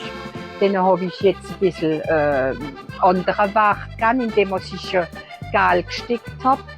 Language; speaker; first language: German; non-native, local second language; Swiss German